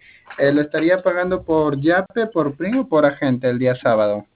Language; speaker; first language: Spanish; native; Spanish